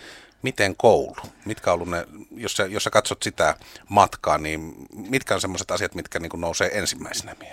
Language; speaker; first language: Finnish; native; Finnish